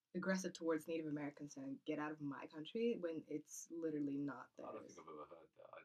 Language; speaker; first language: English; non-native, fluent; Kazakh